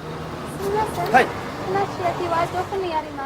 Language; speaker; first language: Japanese; non-native, learner; English